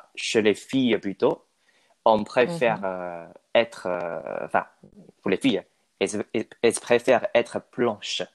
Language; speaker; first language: French; non-native, fluent; Chinese